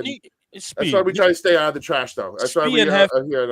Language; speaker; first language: English; native; English